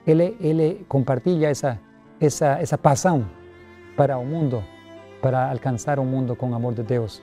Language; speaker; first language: Spanish; non-native, learner; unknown